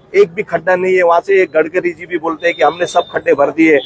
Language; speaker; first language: Hindi; non-native, local second language; Marathi